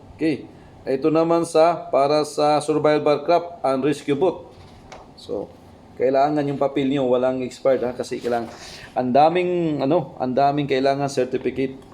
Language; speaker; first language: Filipino; non-native, local second language; Cebuano